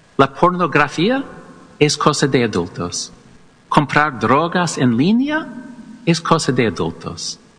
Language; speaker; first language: Spanish; non-native, learner; English